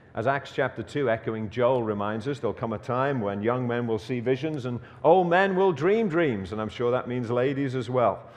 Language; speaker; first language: English; native; English